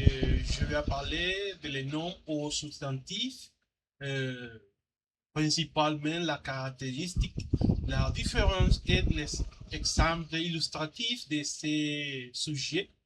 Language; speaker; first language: French; non-native, learner; Spanish